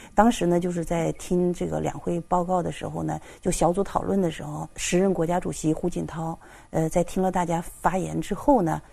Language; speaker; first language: Chinese; native; Chinese